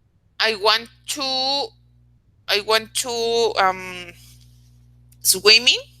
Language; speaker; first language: English; non-native, learner; Spanish